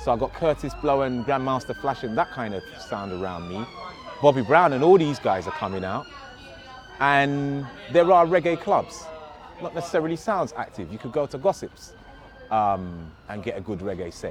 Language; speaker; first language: English; native; English